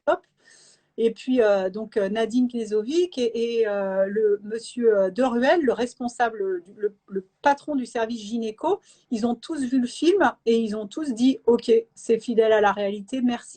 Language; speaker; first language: French; native; French